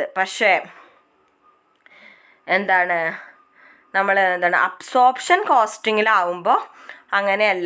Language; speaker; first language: Malayalam; native; Malayalam